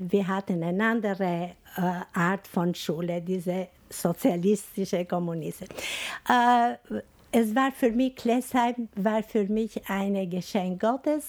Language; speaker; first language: German; non-native, fluent; Albanian